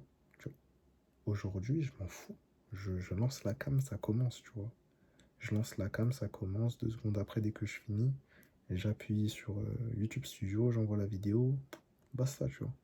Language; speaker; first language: French; native; French